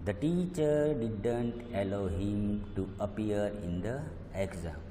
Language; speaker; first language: English; non-native, local second language; Gujarati